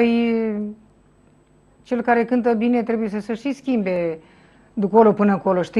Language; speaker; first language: Romanian; native; Romanian